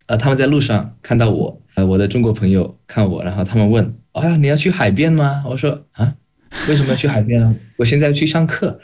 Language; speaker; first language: Chinese; non-native, fluent; Indonesian